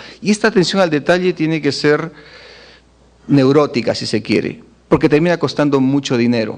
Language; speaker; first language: Spanish; native; Spanish